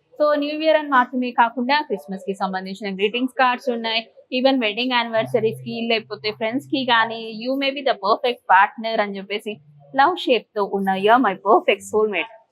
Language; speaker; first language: Telugu; native; Telugu